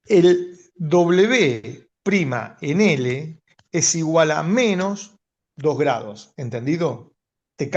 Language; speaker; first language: Spanish; native; Spanish